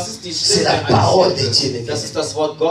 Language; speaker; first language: German; non-native, learner; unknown